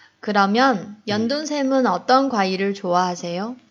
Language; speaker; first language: Korean; non-native, fluent; Chinese